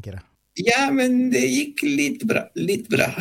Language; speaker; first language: Norwegian; non-native, learner; Spanish